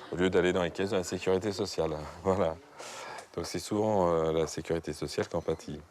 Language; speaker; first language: French; native; French